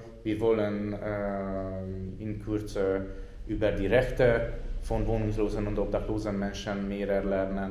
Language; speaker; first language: German; non-native, fluent; Hungarian